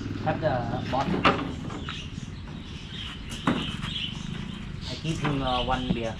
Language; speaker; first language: English; non-native, learner; Thai